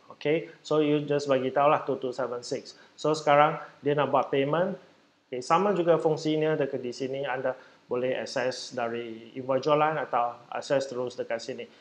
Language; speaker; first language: Malay; native; Malay